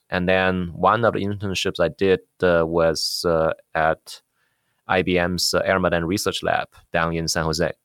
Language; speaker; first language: English; non-native, fluent; Chinese